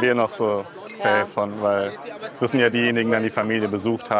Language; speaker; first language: German; native; German